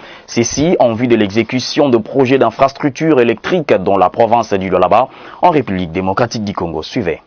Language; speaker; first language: French; native; French